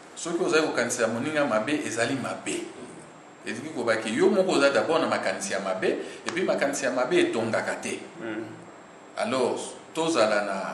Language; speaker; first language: Lingala; native; Lingala